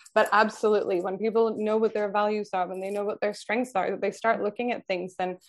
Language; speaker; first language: English; non-native, fluent; Swedish